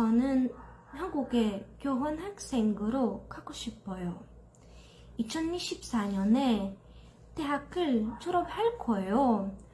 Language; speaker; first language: Korean; non-native, learner; Portuguese